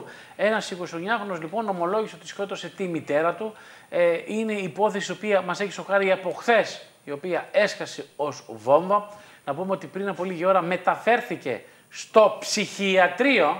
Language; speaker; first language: Greek; native; Greek